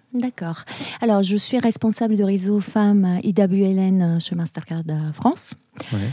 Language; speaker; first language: French; non-native, fluent; Italian